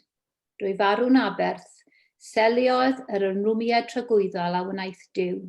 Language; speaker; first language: Welsh; non-native, local second language; English